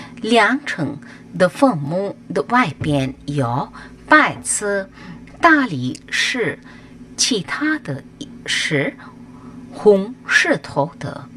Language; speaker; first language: Chinese; non-native, learner; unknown